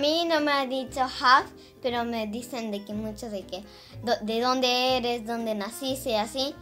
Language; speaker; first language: Spanish; early bilingual, heritage; Spanish